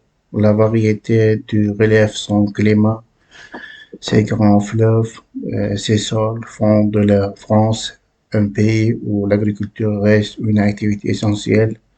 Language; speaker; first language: French; non-native, learner; Uzbek